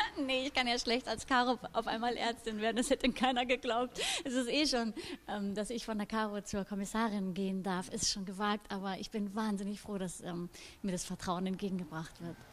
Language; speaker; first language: German; native; German